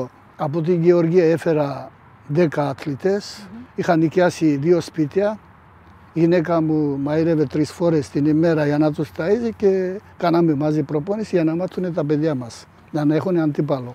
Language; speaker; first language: Greek; non-native, fluent; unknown